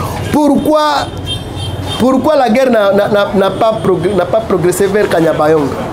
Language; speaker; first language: French; non-native, local second language; Swahili